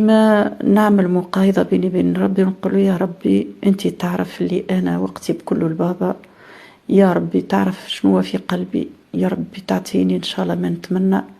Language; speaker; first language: Arabic; native; Arabic